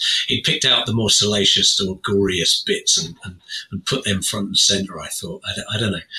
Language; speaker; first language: English; native; English